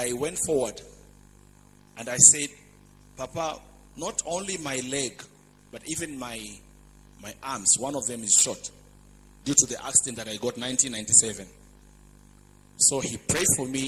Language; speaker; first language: English; non-native, local second language; Swahili